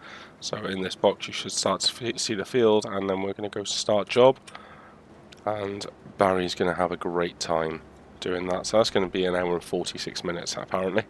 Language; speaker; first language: English; native; English